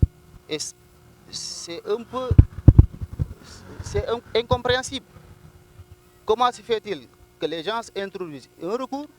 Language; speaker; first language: French; non-native, local second language; Wolof